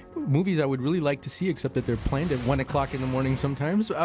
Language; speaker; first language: English; native; English